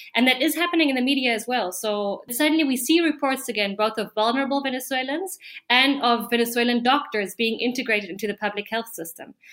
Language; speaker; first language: English; non-native, fluent; German